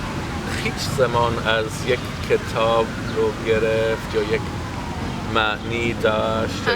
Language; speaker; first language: Persian; non-native, learner; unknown